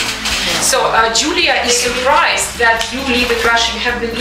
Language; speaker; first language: English; non-native, fluent; Russian